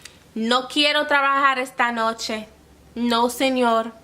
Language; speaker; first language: Spanish; non-native, fluent; English